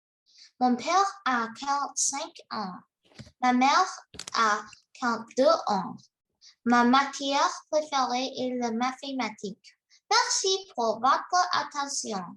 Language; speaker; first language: French; non-native, learner; Chinese